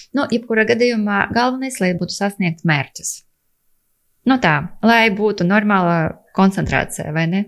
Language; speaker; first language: Latvian; non-native, local second language; Russian